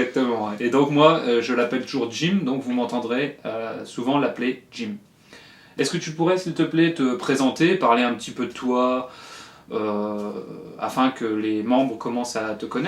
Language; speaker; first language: French; native; French